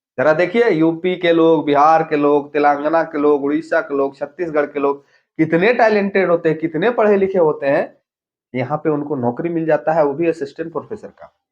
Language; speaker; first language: Hindi; native; Hindi